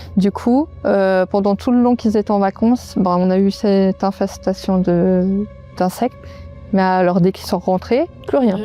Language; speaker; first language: French; native; French